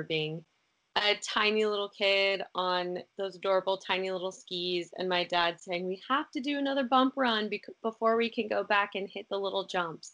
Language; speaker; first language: English; native; English